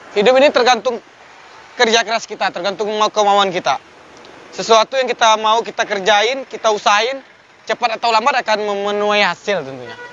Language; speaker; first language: Indonesian; non-native, local second language; Minangkabau